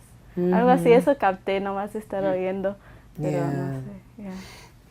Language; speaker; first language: Spanish; early bilingual, other home language; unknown